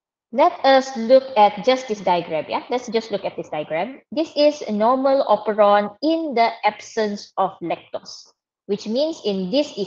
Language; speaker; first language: English; non-native, local second language; Malay